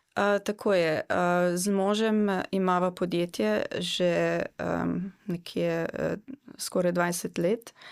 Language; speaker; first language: Slovenian; non-native, local second language; Hungarian